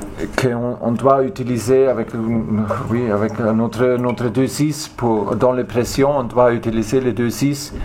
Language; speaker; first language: French; non-native, learner; German